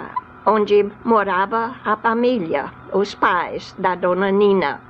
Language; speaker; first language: Portuguese; non-native, fluent; English